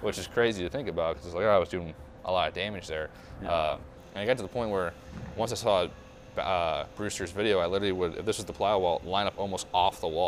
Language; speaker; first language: English; native; English